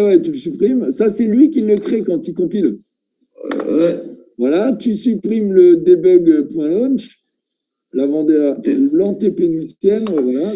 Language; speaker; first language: French; native; French